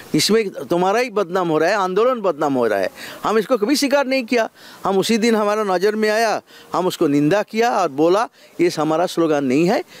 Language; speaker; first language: Hindi; non-native, local second language; Bangla